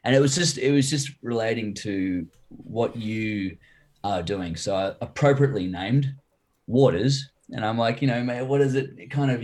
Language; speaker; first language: English; native; English